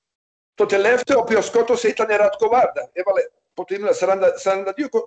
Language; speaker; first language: Greek; non-native, learner; Serbian